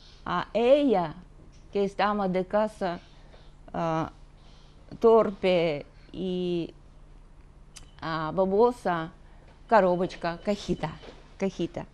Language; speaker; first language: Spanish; non-native, fluent; Russian